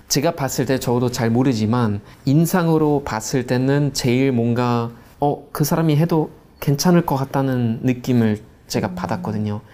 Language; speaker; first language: Korean; non-native, fluent; German